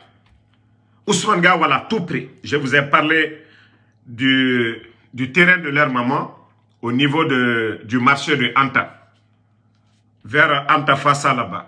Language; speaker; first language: French; non-native, local second language; Susu